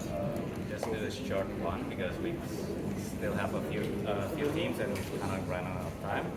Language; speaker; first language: English; non-native, fluent; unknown